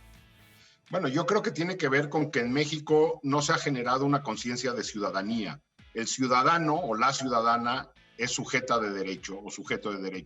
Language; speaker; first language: Spanish; native; Spanish